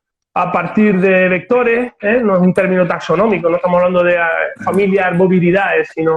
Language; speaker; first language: Spanish; native; Spanish